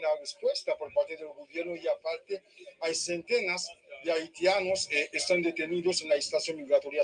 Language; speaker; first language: Spanish; non-native, fluent; Haitian Creole